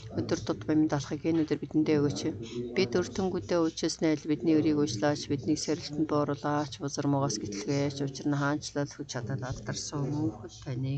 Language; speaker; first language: Mongolian; non-native, fluent; Korean